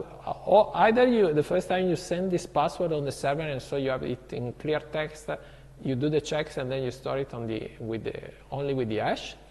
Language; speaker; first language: English; non-native, fluent; Italian